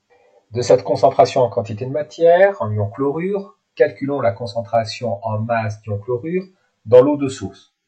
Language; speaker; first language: French; native; French